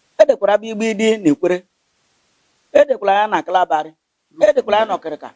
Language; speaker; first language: Igbo; non-native, local second language; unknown